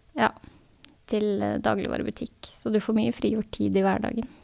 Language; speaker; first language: Norwegian; native; Norwegian